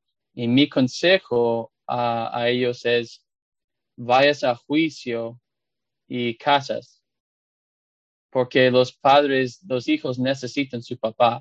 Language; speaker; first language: Spanish; non-native, fluent; English